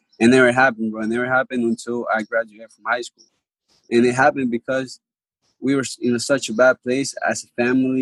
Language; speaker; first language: English; non-native, fluent; Spanish